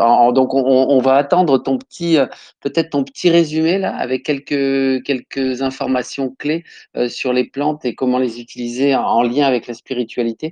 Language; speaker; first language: French; native; French